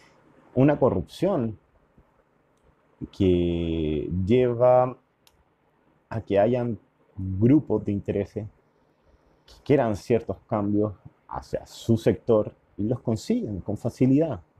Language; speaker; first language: Spanish; native; Spanish